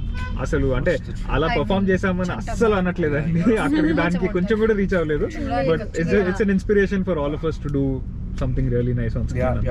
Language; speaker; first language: Telugu; native; Telugu